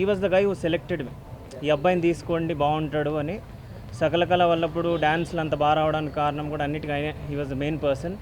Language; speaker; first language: Telugu; native; Telugu